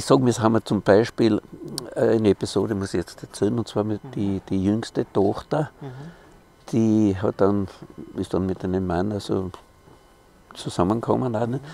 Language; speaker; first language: German; native; German